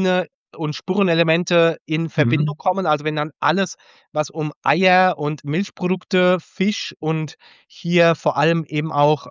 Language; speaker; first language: German; native; German